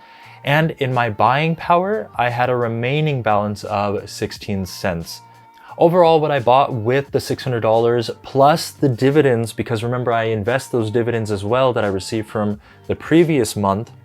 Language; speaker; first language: English; native; English